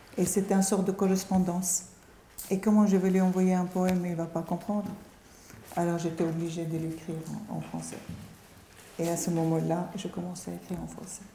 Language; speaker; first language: French; non-native, fluent; Arabic